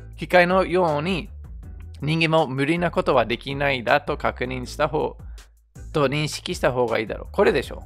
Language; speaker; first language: Japanese; non-native, fluent; English